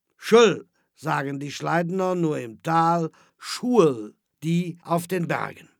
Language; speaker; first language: German; native; German